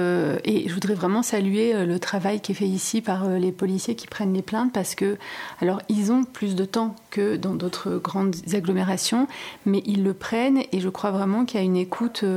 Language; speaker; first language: French; native; French